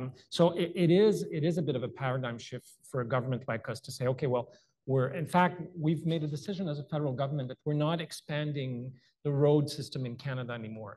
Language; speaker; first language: English; non-native, local second language; French